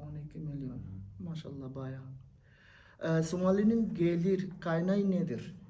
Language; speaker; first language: Turkish; non-native, learner; Bangla